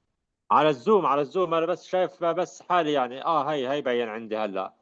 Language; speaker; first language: Arabic; native; Arabic